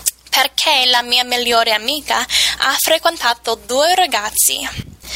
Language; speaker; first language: Italian; non-native, fluent; English